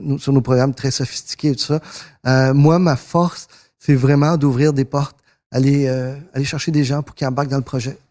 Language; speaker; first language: French; early bilingual, other home language; Spanish